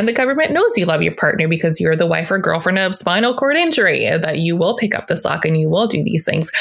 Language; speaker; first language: English; native; English